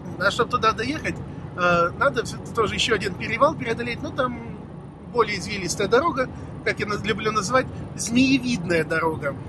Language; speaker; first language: Russian; native; Russian